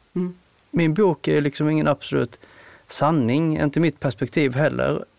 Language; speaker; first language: Swedish; native; Swedish